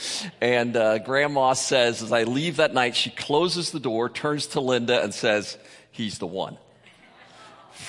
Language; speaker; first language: English; native; English